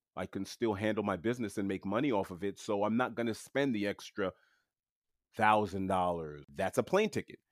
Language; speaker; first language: English; early bilingual, other home language; French